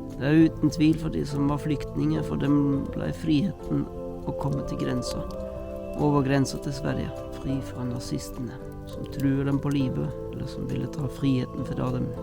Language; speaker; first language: Norwegian; non-native, fluent; German